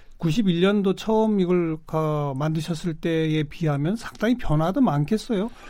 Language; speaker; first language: Korean; native; Korean